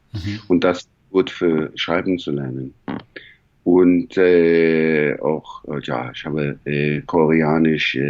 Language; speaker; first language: German; non-native, learner; English